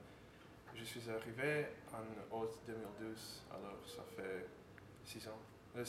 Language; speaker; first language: French; non-native, learner; Slovak